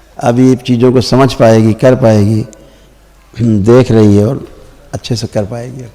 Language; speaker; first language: Hindi; native; Hindi